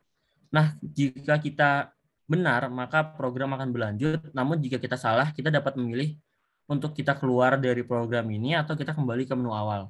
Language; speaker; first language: Indonesian; native; Indonesian